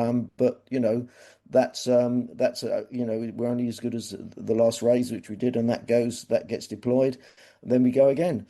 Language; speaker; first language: English; native; English